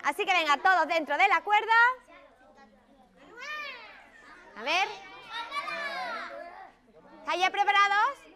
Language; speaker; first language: Spanish; native; Spanish